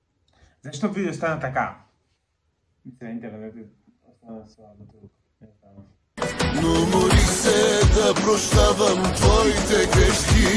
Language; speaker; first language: Bulgarian; non-native, learner; Portuguese